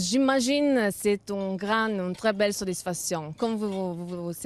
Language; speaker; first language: French; non-native, learner; Italian